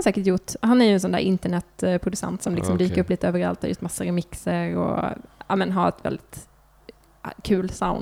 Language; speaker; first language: Swedish; native; Swedish